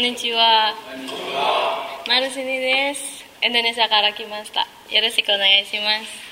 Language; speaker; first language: Japanese; non-native, learner; Indonesian